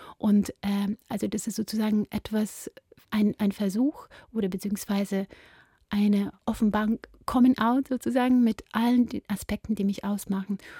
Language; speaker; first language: German; non-native, fluent; Russian